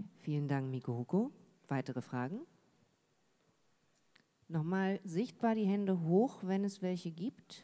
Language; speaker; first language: German; native; German